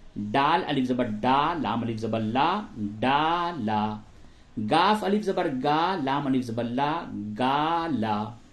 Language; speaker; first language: Hindi; native; Hindi